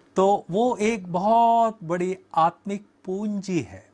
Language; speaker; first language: Hindi; native; Hindi